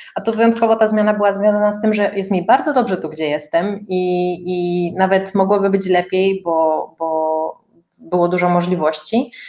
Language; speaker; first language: Polish; native; Polish